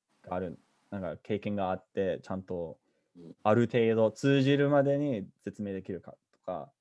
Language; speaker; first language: Japanese; non-native, fluent; English